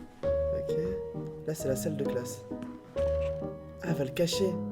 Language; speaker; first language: French; native; French